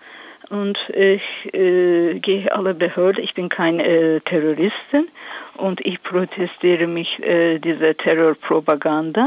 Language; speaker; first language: German; non-native, learner; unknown